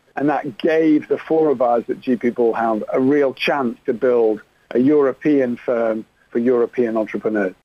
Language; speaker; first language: English; native; English